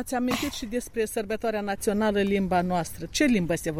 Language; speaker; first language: Romanian; native; Romanian